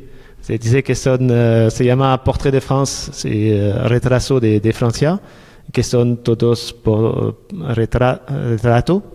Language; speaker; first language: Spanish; non-native, learner; French